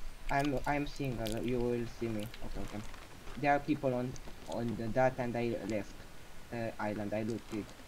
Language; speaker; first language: English; non-native, fluent; Romanian